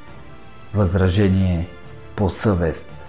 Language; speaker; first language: Bulgarian; native; Bulgarian